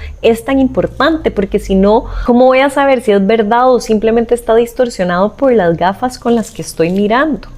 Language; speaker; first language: Spanish; native; Spanish